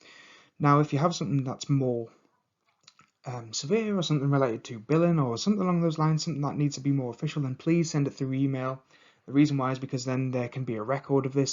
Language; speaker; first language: English; native; English